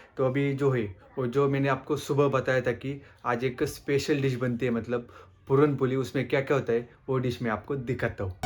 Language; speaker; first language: Hindi; non-native, local second language; Marathi